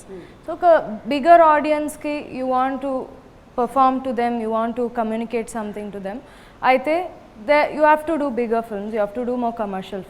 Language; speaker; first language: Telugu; non-native, fluent; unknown